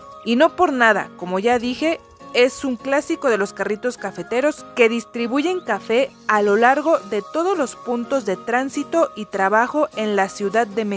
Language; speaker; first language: Spanish; native; Spanish